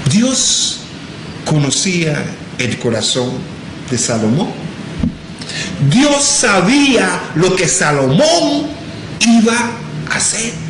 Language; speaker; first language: Spanish; non-native, local second language; English